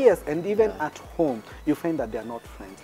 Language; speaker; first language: English; non-native, local second language; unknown